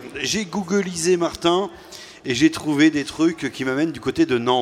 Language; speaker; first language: French; native; French